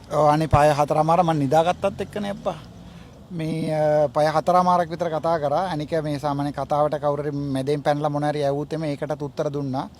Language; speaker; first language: Sinhala; non-native, local second language; Tamil